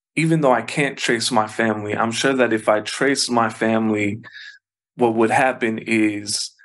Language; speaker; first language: English; early bilingual, other home language; Spanish